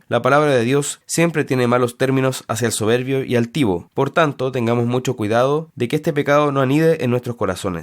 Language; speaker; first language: Spanish; native; Spanish